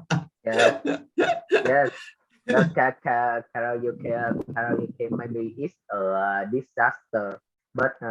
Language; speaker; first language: English; non-native, learner; Vietnamese